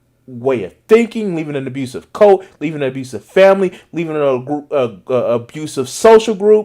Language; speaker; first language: English; native; English